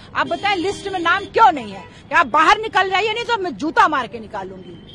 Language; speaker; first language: Hindi; native; Hindi